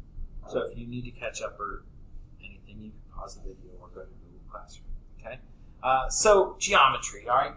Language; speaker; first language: English; native; English